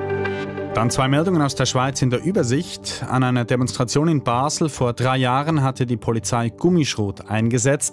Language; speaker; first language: German; native; German